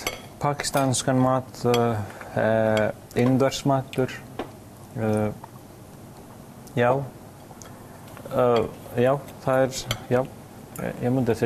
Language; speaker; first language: Icelandic; non-native, fluent; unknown